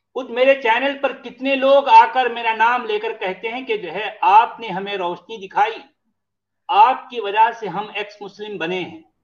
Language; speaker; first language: Hindi; native; Hindi